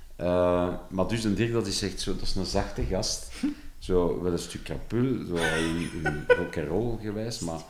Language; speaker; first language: Dutch; native; Dutch